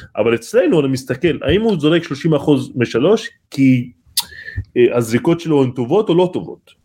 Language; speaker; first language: Hebrew; non-native, local second language; Arabic